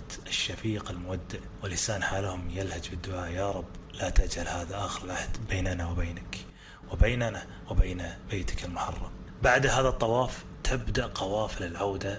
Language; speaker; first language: Arabic; native; Arabic